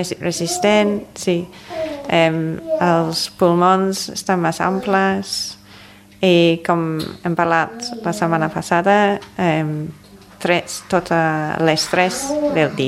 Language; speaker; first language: Catalan; non-native, fluent; English